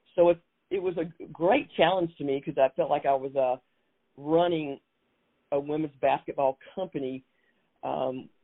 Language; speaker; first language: English; native; English